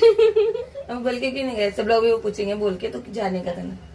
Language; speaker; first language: Hindi; native; Hindi